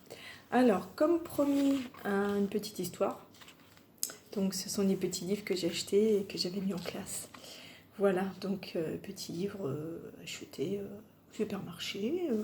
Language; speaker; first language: French; native; French